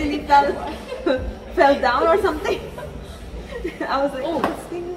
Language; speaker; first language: English; early bilingual, other home language; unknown